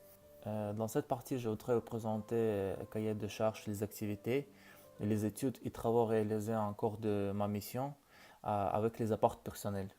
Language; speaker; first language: French; non-native, learner; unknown